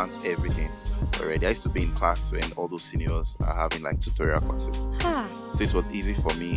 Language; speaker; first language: English; non-native, local second language; Yoruba